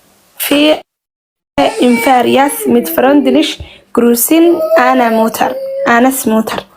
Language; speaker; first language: German; non-native, learner; Somali